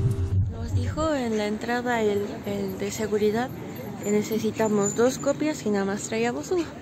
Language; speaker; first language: Spanish; native; Spanish